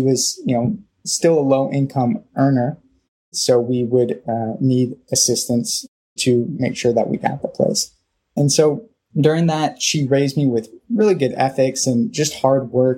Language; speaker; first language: English; native; English